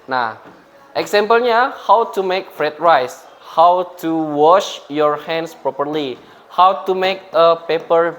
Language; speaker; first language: English; non-native, fluent; Indonesian